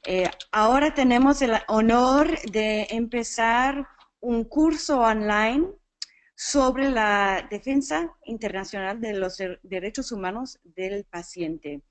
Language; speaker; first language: Spanish; non-native, fluent; English